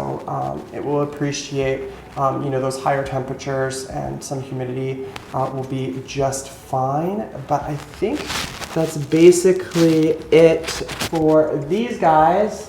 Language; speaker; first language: English; native; English